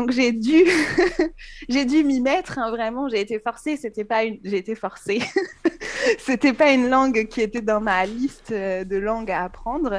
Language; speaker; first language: French; native; French